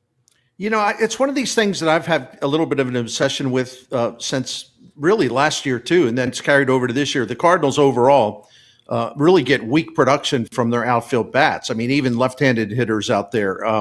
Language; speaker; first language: English; native; English